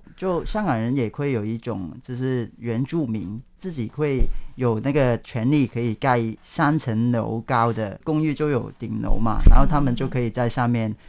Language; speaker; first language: Chinese; non-native, local second language; Cantonese